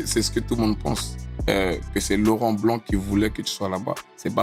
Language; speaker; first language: French; native; French